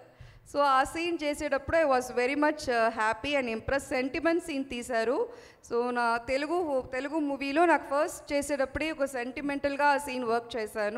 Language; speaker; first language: Telugu; non-native, learner; Tamil